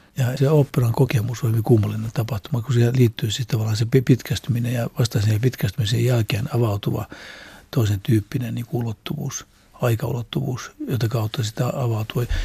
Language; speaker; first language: Finnish; non-native, local second language; Swedish